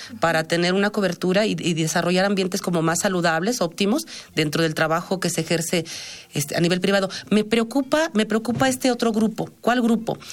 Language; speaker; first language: Spanish; native; Spanish